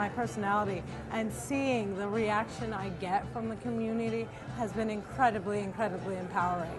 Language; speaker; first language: English; native; English